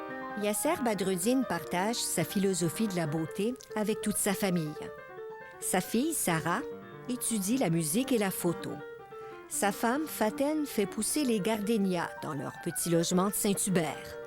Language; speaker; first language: French; native; French